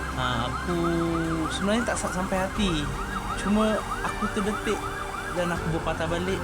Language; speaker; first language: Malay; native; Malay